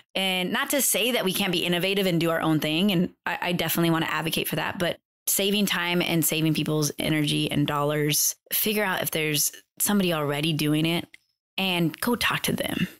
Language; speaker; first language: English; native; English